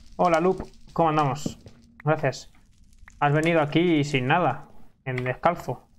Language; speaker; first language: Spanish; native; Spanish